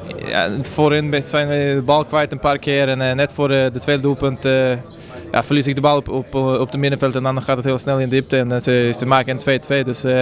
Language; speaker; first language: Dutch; non-native, fluent; Swedish